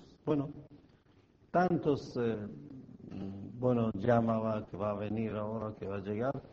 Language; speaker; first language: Spanish; non-native, fluent; Persian